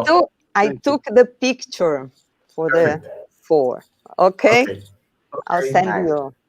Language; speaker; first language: English; non-native, learner; Portuguese